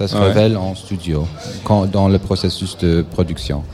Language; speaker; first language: French; non-native, local second language; English